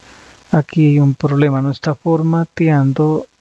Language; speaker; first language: Spanish; native; Spanish